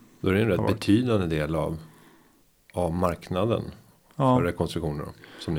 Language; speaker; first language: Swedish; native; Swedish